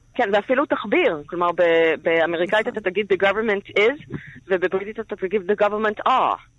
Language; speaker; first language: Hebrew; native; Hebrew